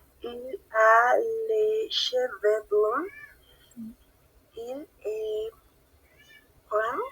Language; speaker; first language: French; non-native, learner; Spanish